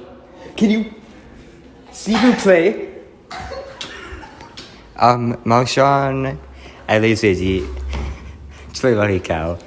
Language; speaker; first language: French; non-native, learner; English